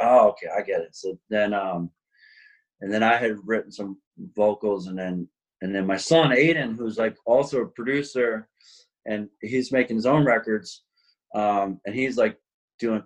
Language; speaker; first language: English; native; English